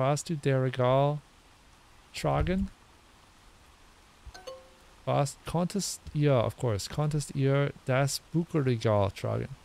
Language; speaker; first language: German; non-native, learner; English